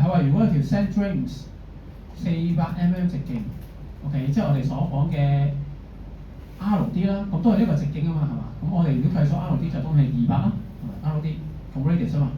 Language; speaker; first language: Cantonese; native; Cantonese